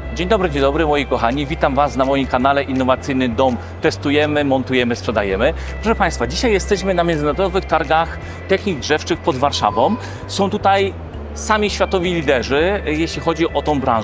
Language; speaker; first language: Polish; native; Polish